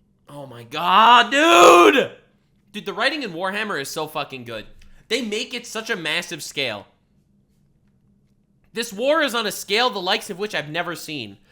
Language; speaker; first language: English; native; English